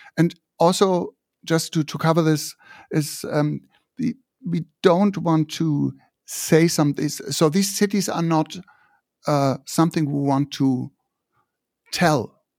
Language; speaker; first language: English; non-native, fluent; German